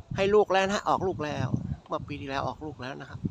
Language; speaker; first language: Thai; native; Thai